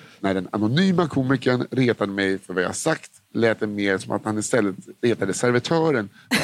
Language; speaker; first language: Swedish; native; Swedish